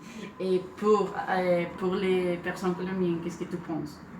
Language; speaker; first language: French; non-native, learner; Spanish